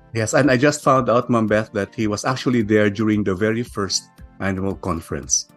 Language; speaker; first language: English; non-native, local second language; Filipino